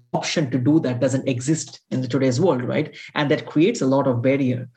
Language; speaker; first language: English; non-native, local second language; Bangla